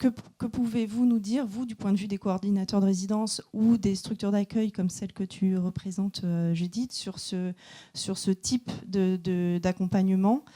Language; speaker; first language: French; native; French